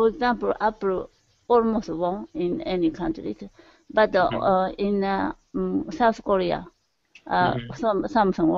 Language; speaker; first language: English; non-native, learner; Japanese